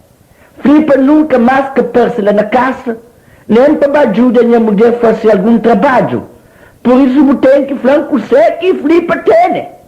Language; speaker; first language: Portuguese; non-native, local second language; Kabuverdianu